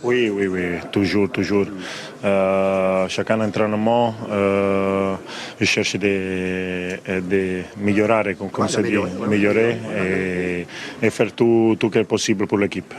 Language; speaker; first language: French; non-native, learner; Italian